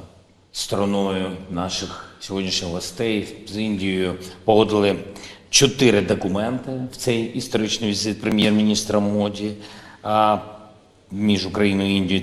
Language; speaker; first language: Ukrainian; non-native, local second language; Russian